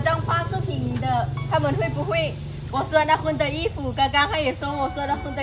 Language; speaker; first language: Chinese; non-native, fluent; Lao